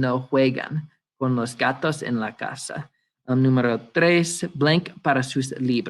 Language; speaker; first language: Spanish; non-native, fluent; English